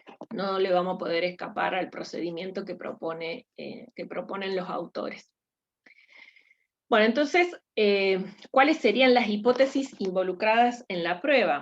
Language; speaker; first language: Spanish; native; Spanish